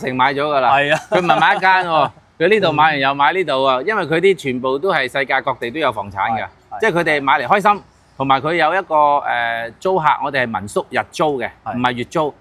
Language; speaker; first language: Cantonese; native; Cantonese